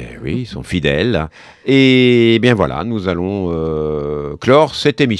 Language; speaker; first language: French; native; French